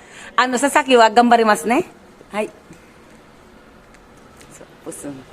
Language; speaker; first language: Japanese; non-native, learner; Filipino